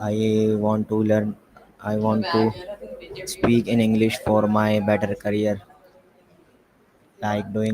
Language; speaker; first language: English; non-native, learner; Hindi